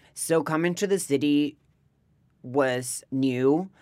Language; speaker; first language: English; non-native, fluent; Spanish